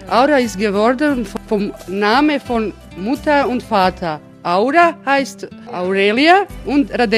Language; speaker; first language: German; non-native, learner; Croatian